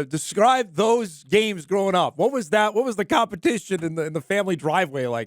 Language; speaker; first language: English; native; English